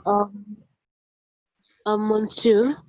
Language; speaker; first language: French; non-native, learner; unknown